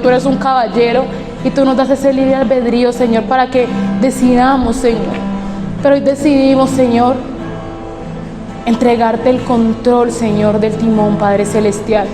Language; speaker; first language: Spanish; native; Spanish